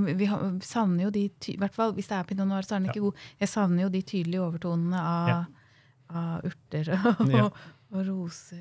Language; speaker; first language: Norwegian; native; Norwegian